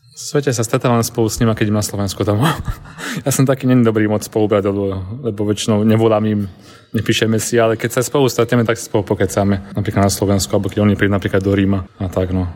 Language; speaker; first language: Slovak; native; Slovak